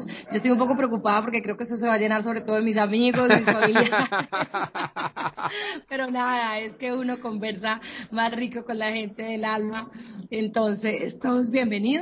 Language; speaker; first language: Spanish; native; Spanish